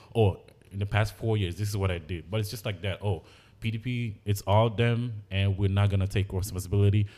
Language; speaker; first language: English; non-native, local second language; Igbo